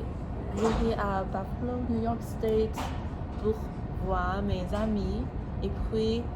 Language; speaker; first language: French; non-native, learner; English